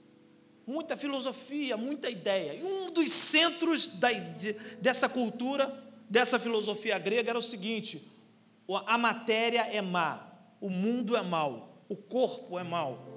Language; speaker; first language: Portuguese; native; Portuguese